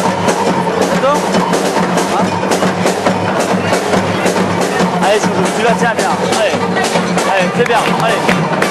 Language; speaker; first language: French; native; French